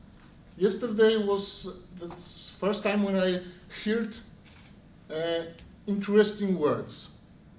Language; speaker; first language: English; non-native, learner; Polish